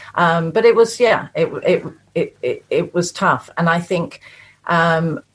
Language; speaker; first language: English; native; English